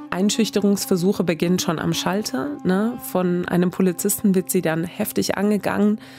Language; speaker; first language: German; early bilingual, other home language; Swedish